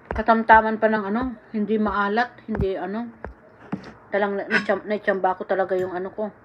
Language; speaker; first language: Filipino; non-native, local second language; Iloko